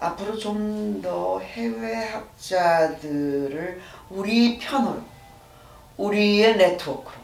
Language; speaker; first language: Korean; native; Korean